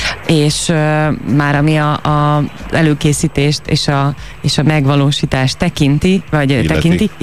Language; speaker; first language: Hungarian; native; Hungarian